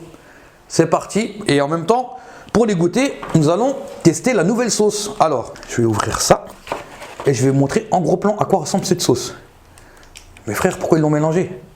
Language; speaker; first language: French; native; French